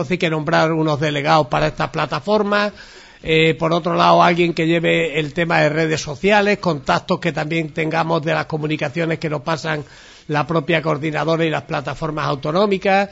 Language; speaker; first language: Spanish; native; Spanish